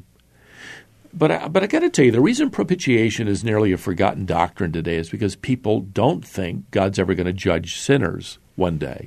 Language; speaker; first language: English; native; English